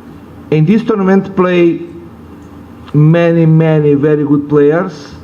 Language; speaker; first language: English; non-native, learner; Portuguese